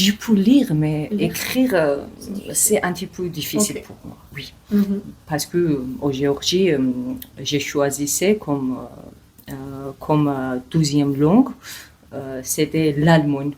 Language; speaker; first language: French; non-native, learner; Georgian